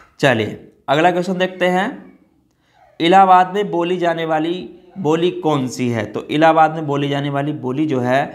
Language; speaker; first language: Hindi; native; Hindi